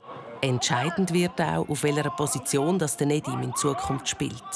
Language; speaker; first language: German; native; German